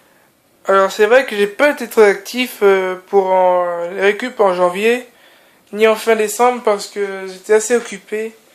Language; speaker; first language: French; native; French